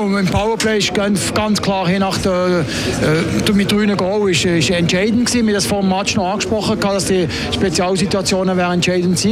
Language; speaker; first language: German; native; German